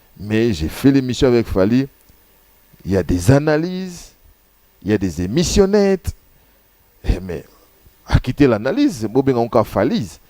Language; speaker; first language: French; non-native, local second language; Lingala